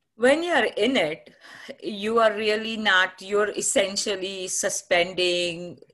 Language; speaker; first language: English; non-native, local second language; Marathi